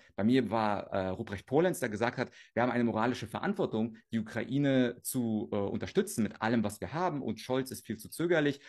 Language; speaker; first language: German; early bilingual, other home language; Russian